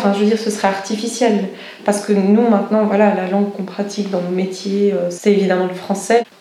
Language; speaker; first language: French; non-native, local second language; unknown